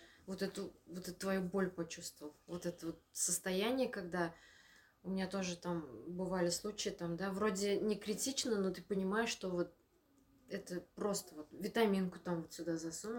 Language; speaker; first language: Russian; native; Russian